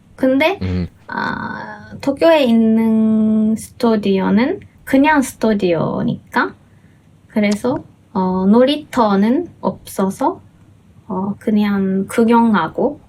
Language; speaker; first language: Korean; non-native, fluent; Japanese